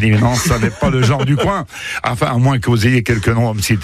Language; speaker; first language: French; native; French